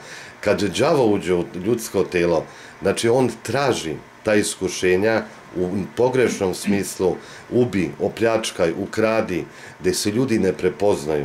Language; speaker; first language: Bosnian; native; Bosnian